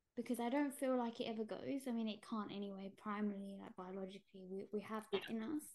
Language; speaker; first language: English; native; English